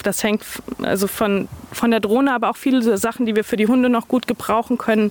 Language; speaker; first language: German; native; German